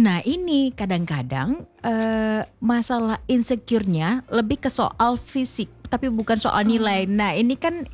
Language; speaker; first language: Indonesian; non-native, local second language; Achinese